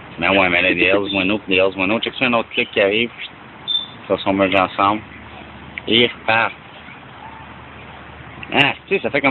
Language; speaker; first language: French; native; French